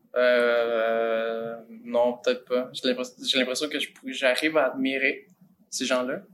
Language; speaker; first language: French; early bilingual, other home language; Spanish